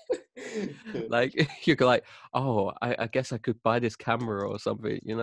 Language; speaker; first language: English; native; English